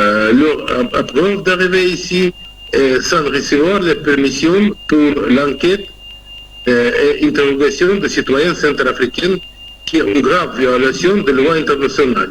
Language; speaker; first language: French; non-native, fluent; Russian